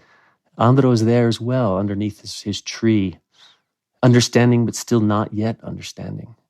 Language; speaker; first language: English; native; English